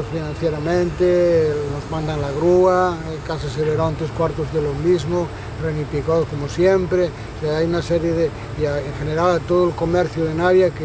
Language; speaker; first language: Spanish; native; Spanish